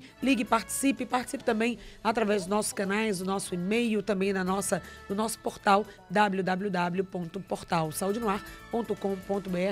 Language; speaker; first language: Portuguese; native; Portuguese